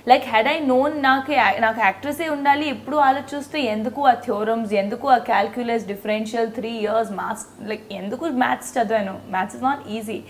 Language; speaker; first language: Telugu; non-native, local second language; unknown